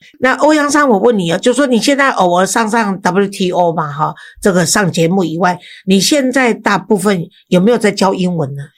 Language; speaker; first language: Chinese; native; Chinese